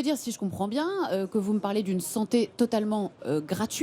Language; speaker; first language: French; native; French